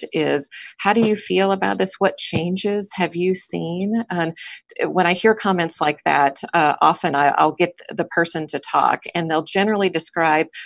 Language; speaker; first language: English; native; English